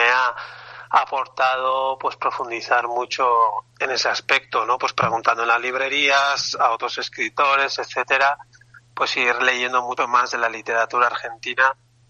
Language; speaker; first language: Spanish; non-native, local second language; Basque